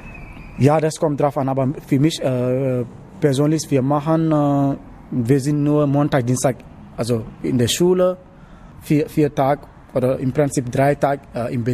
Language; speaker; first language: German; non-native, learner; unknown